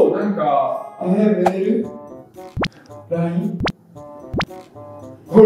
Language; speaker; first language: Japanese; early bilingual, other home language; Russian